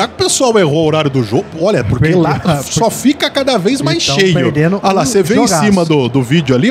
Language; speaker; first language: Portuguese; native; Portuguese